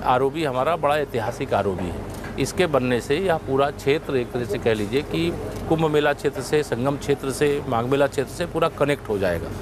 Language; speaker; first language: Hindi; native; Hindi